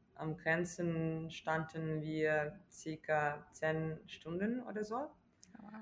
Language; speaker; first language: German; non-native, fluent; Ukrainian